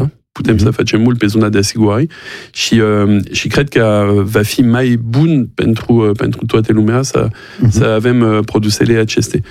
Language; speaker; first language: Romanian; non-native, learner; French